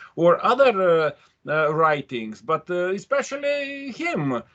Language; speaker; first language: English; non-native, fluent; Lithuanian